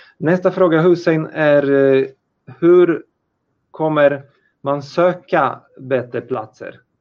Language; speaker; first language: Swedish; non-native, fluent; Polish